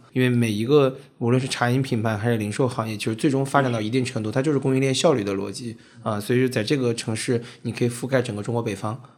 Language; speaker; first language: Chinese; native; Chinese